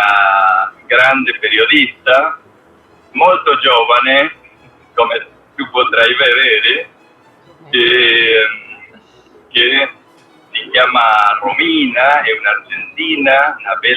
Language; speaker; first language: Italian; non-native, learner; Spanish